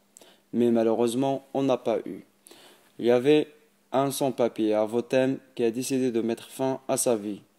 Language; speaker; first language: French; non-native, fluent; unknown